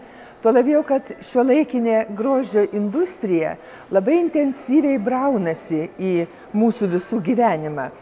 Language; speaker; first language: Lithuanian; native; Lithuanian